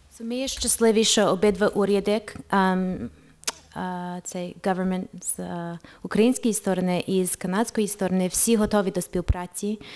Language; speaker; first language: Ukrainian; early bilingual, heritage; Ukrainian